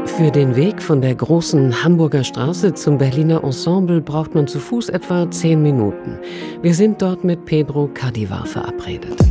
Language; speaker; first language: German; native; German